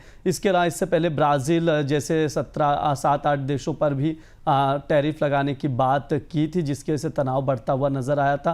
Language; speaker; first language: Hindi; native; Hindi